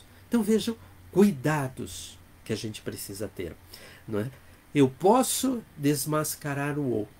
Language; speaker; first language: Portuguese; native; Portuguese